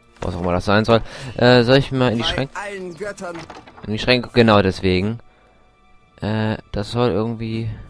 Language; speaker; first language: German; native; German